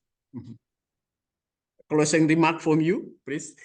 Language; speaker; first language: English; non-native, fluent; Indonesian